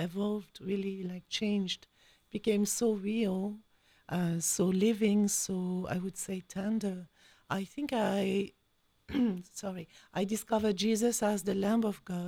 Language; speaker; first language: English; non-native, fluent; French